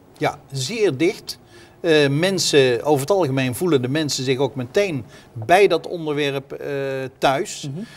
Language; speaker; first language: Dutch; native; Dutch